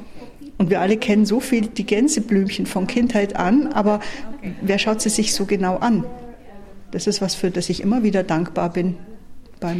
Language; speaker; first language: German; native; German